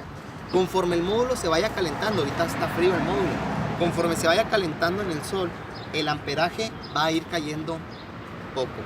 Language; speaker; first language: Spanish; native; Spanish